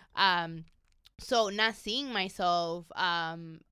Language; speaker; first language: English; early bilingual, other home language; Spanish